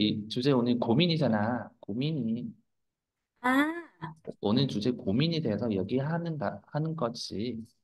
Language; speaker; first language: Korean; non-native, fluent; Vietnamese